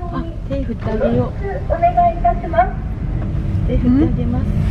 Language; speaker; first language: Japanese; native; Japanese